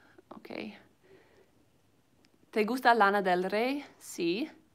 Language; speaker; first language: Spanish; non-native, learner; English